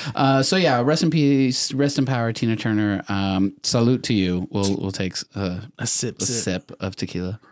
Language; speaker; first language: English; early bilingual, other home language; Spanish